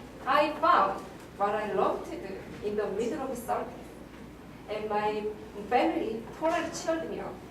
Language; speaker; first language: English; non-native, learner; Korean